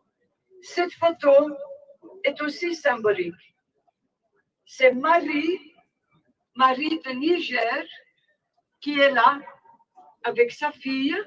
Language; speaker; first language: French; non-native, local second language; Dutch